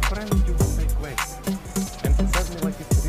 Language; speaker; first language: English; non-native, learner; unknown